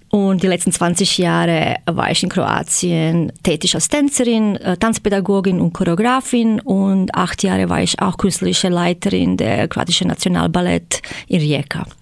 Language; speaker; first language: German; non-native, fluent; Croatian